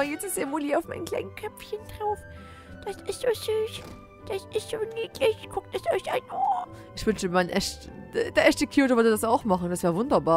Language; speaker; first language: German; native; German